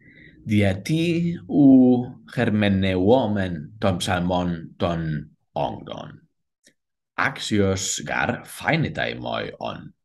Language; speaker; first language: Greek; non-native, learner; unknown